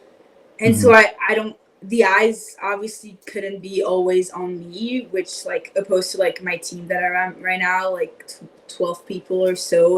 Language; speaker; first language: English; non-native, fluent; French